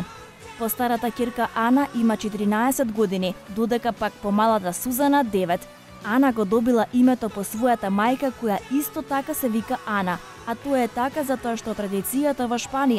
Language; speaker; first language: Macedonian; native; Macedonian